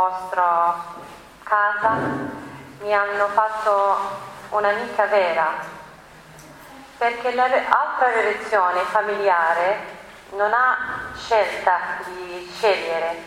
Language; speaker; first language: Italian; non-native, learner; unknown